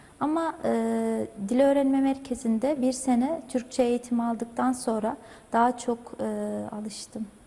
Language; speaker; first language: Turkish; non-native, fluent; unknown